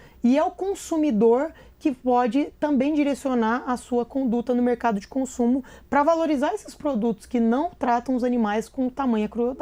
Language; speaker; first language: Portuguese; native; Portuguese